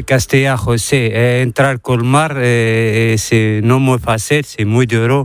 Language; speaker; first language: Spanish; non-native, learner; Arabic